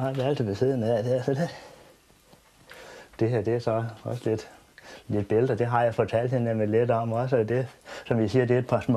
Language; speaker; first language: Danish; native; Danish